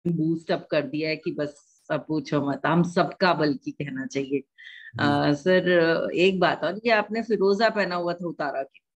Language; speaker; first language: Hindi; native; Hindi